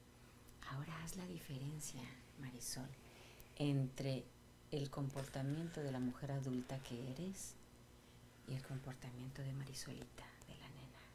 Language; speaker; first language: Spanish; native; Spanish